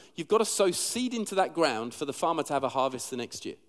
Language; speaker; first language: English; native; English